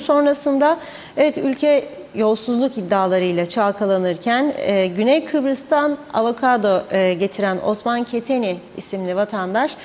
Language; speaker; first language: Turkish; native; Turkish